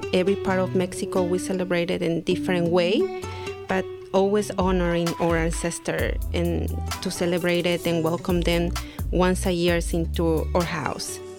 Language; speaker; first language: English; non-native, fluent; Spanish